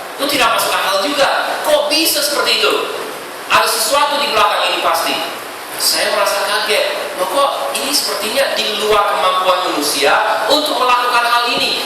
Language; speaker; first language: Indonesian; non-native, fluent; English